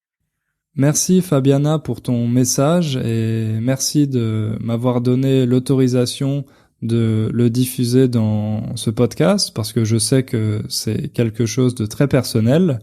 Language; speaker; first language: French; native; French